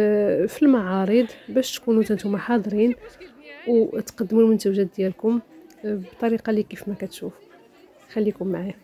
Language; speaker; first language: Arabic; native; Arabic